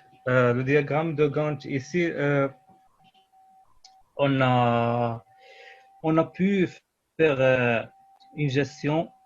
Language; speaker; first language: French; non-native, local second language; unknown